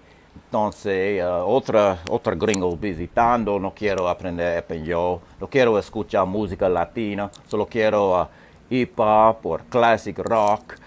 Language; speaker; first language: Spanish; non-native, learner; English